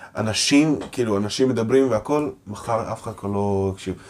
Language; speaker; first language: Hebrew; non-native, local second language; Russian